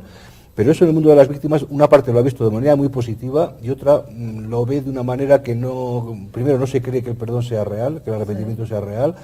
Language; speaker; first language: Spanish; native; Spanish